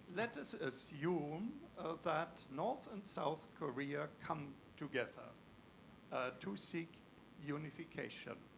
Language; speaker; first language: English; non-native, fluent; German